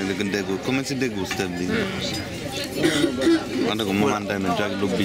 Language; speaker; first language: Italian; native; Italian